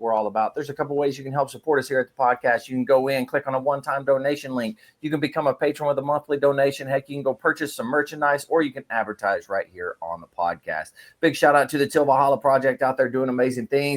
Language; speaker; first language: English; native; English